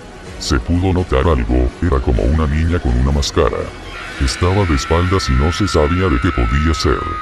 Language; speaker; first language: Spanish; native; Spanish